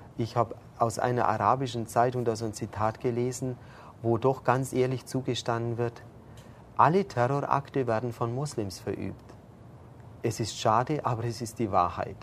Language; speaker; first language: German; native; German